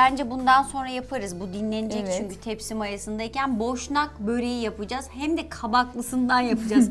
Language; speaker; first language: Turkish; native; Turkish